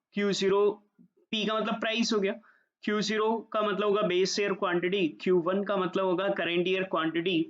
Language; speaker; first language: Hindi; native; Hindi